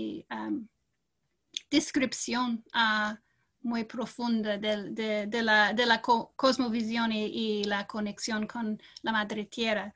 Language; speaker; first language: Spanish; non-native, fluent; English